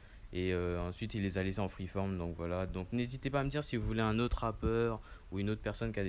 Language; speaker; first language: French; native; French